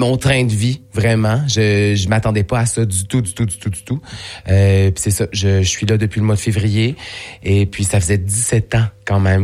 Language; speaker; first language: French; native; French